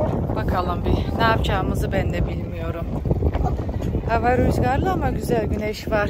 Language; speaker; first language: Turkish; early bilingual, heritage; Turkish